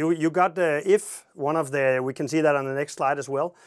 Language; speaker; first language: English; non-native, fluent; Danish